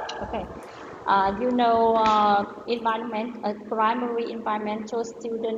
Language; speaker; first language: English; non-native, learner; Vietnamese